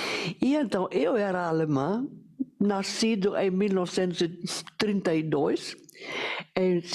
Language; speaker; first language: Portuguese; non-native, fluent; German